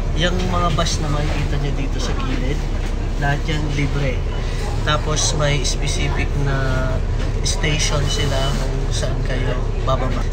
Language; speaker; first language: Filipino; native; Filipino